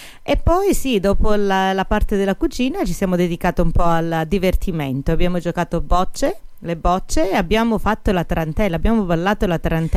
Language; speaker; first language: Italian; early bilingual, heritage; Italian